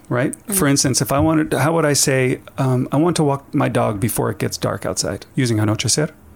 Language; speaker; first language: English; native; English